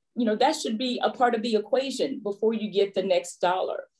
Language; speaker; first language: English; native; English